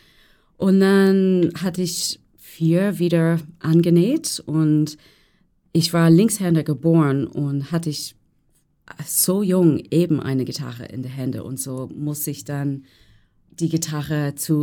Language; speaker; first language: German; non-native, learner; English